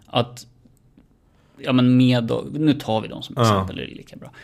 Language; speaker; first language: Swedish; native; Swedish